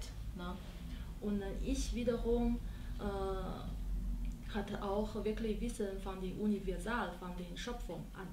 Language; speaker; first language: German; non-native, learner; Chinese